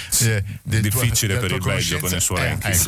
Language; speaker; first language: Italian; native; Italian